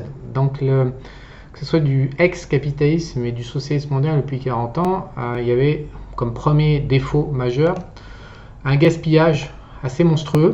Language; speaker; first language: French; native; French